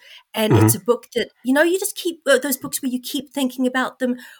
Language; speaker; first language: English; native; English